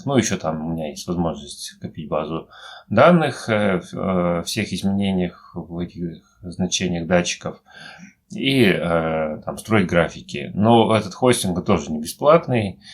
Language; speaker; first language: Russian; native; Russian